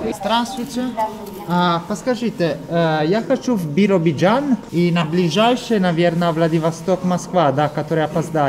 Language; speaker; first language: Russian; non-native, learner; Italian